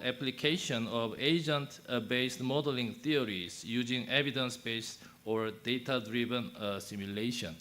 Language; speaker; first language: English; non-native, fluent; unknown